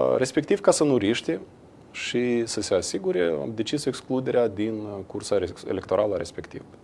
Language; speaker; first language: Romanian; native; Romanian